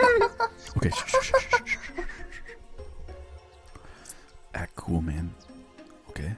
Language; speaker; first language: English; native; English